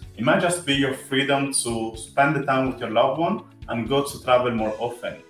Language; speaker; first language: English; non-native, fluent; Italian